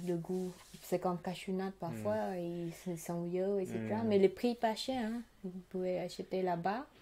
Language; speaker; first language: French; non-native, learner; Khmer